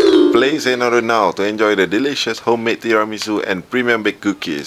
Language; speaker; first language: English; non-native, local second language; Malay